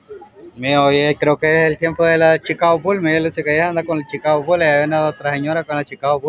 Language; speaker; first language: Spanish; native; Spanish